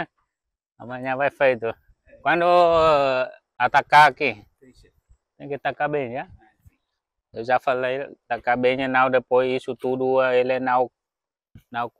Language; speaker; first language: Portuguese; non-native, learner; Vietnamese